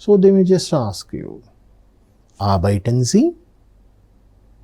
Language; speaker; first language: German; non-native, fluent; Telugu